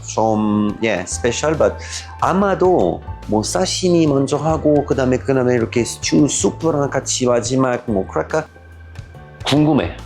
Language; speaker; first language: Korean; non-native, learner; French